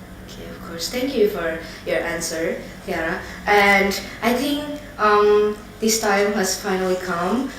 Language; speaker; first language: English; non-native, learner; Indonesian